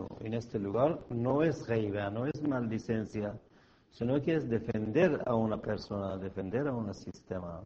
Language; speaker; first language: Spanish; non-native, fluent; Persian